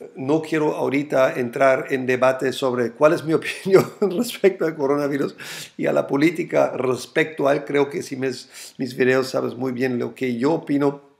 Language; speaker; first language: Spanish; non-native, fluent; German